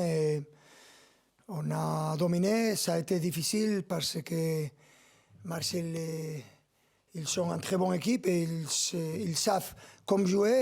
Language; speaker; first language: French; non-native, learner; Spanish